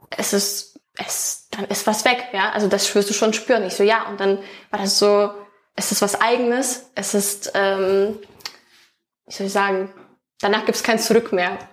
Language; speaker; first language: German; non-native, fluent; Ukrainian